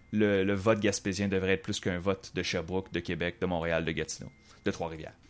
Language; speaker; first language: French; native; French